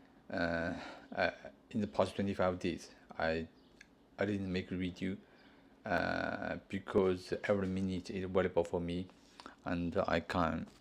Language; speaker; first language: English; non-native, learner; Chinese